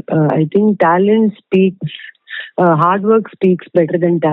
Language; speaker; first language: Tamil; non-native, fluent; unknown